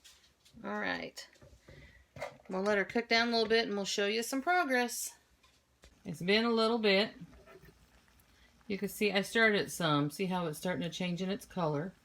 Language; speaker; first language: English; native; English